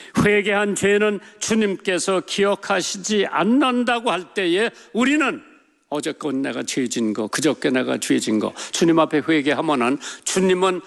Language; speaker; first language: Korean; native; Korean